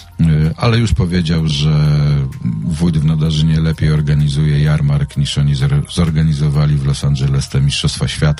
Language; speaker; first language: Polish; native; Polish